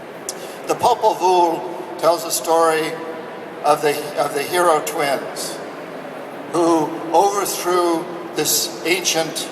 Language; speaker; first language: English; native; English